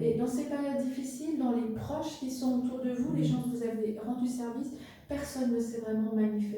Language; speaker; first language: French; native; French